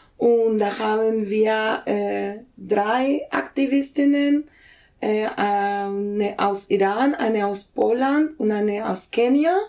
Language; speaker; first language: German; non-native, fluent; Spanish